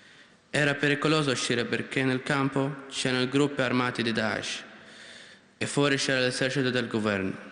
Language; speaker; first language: Italian; non-native, learner; Arabic